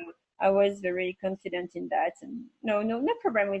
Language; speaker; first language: English; non-native, learner; French